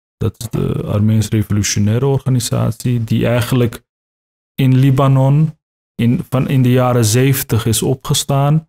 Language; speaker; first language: Dutch; early bilingual, other home language; Turkish